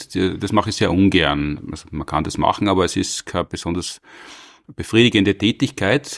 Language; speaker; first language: German; native; German